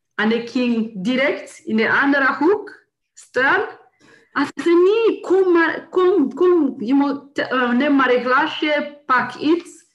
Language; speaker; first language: Dutch; non-native, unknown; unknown